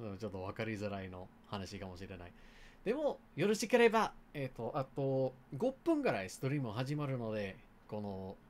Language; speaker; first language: Japanese; non-native, learner; English